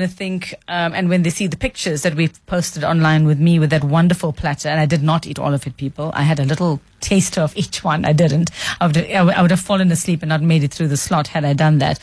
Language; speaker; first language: English; native; English